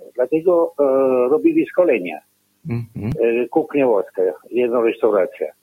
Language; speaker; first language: Polish; non-native, learner; Italian